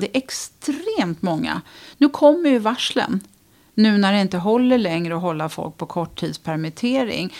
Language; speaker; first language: Swedish; native; Swedish